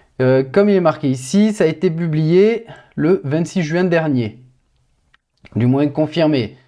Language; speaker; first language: French; native; French